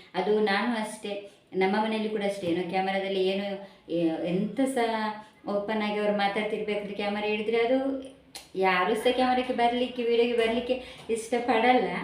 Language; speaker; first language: Kannada; non-native, local second language; Tulu